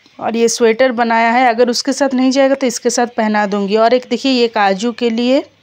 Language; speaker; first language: Hindi; non-native, local second language; Bangla